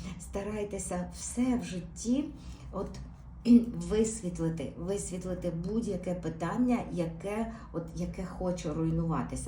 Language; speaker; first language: Ukrainian; native; Ukrainian